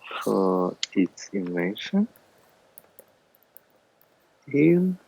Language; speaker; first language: English; non-native, learner; Russian